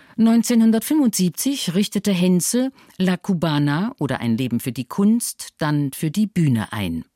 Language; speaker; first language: German; native; German